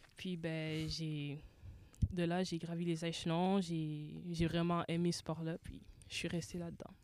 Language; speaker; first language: French; native; French